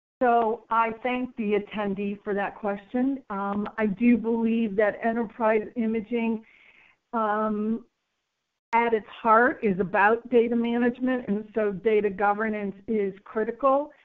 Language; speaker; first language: English; native; English